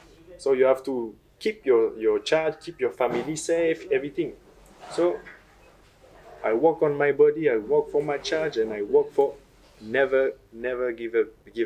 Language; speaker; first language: English; non-native, learner; French